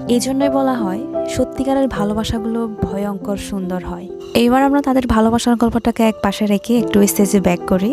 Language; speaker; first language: Bangla; non-native, local second language; Chakma